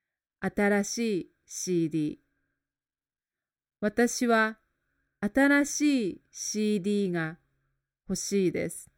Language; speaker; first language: Japanese; non-native, learner; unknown